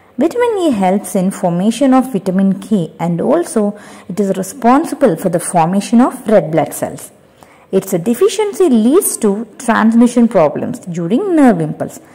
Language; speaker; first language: English; non-native, local second language; Telugu